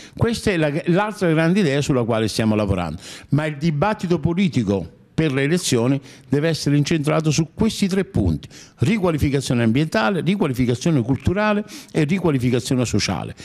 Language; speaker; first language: Italian; native; Italian